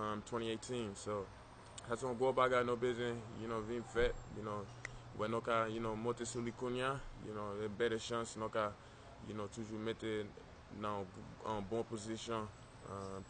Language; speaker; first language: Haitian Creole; early bilingual, heritage; English